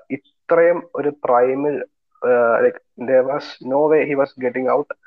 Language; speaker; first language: English; non-native, local second language; Malayalam